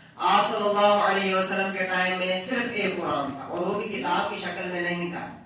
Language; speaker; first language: Urdu; non-native, local second language; Kashmiri